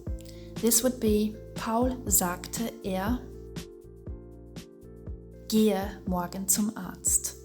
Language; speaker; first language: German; non-native, fluent; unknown